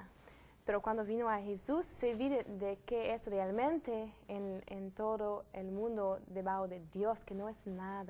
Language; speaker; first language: Spanish; non-native, learner; French